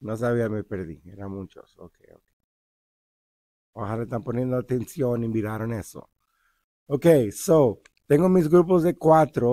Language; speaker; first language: Spanish; early bilingual, heritage; Spanish